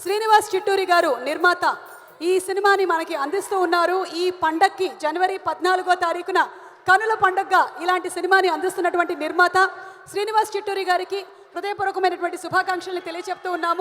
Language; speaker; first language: Telugu; native; Telugu